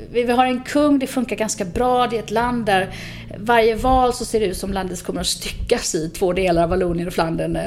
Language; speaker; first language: Swedish; native; Swedish